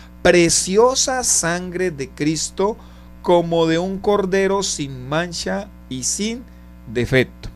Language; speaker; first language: Spanish; native; Spanish